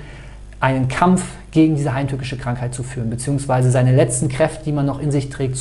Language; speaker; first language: German; native; German